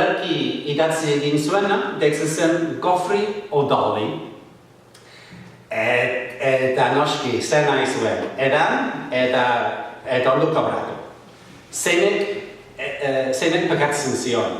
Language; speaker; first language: Basque; non-native, fluent; English